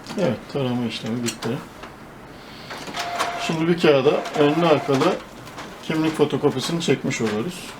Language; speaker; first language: Turkish; native; Turkish